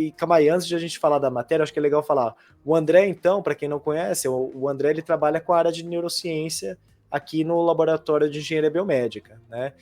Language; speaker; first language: Portuguese; native; Portuguese